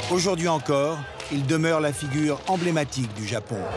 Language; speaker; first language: French; native; French